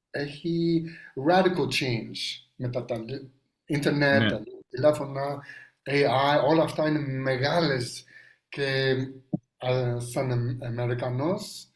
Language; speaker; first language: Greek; non-native, learner; English